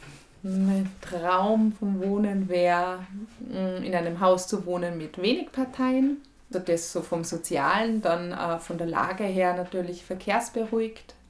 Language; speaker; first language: German; native; German